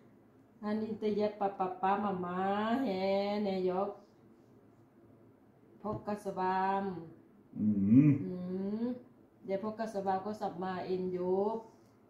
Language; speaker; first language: Swedish; non-native, learner; Thai